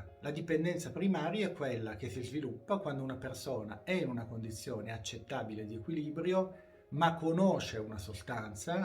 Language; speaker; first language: Italian; native; Italian